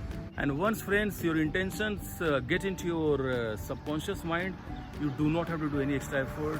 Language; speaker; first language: English; non-native, local second language; Hindi